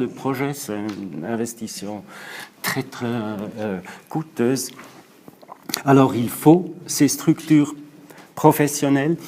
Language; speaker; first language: French; non-native, local second language; German